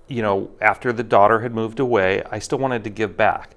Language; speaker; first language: English; native; English